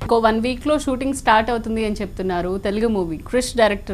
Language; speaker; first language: Telugu; native; Telugu